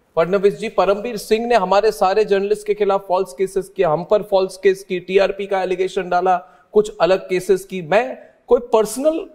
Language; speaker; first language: Hindi; native; Hindi